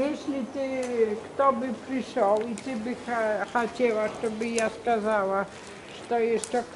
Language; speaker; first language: Russian; non-native, learner; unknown